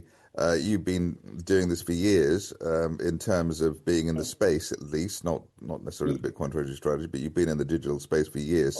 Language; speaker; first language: English; native; English